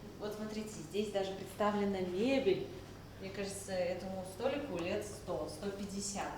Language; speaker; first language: Russian; native; Russian